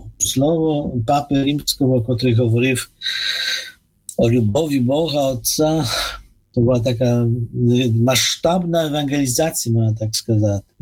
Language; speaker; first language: Polish; non-native, fluent; Ukrainian